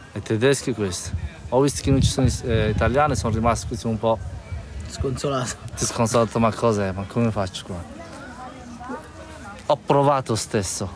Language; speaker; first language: Italian; non-native, fluent; Persian